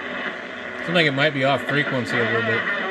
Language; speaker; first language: English; native; English